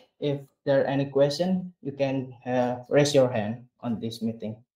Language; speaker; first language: English; non-native, learner; Indonesian